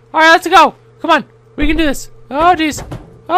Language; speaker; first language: English; native; English